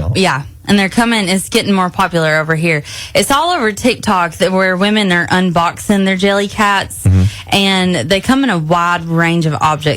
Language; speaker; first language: English; native; English